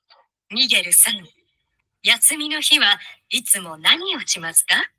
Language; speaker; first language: Japanese; non-native, learner; Bangla